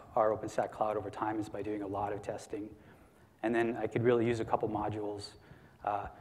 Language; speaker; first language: English; native; English